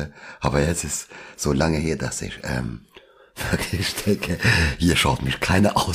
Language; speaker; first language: German; non-native, local second language; Albanian